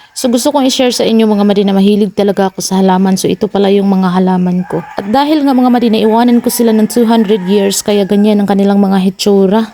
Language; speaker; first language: Filipino; non-native, local second language; Cebuano